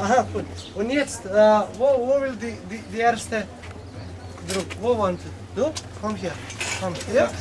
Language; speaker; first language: German; non-native, learner; Slovenian